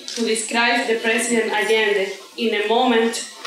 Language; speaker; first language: English; non-native, fluent; Spanish